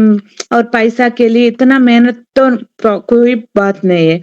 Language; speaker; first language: Hindi; non-native, learner; Telugu